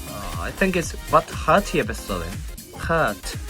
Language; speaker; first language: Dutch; non-native, learner; Japanese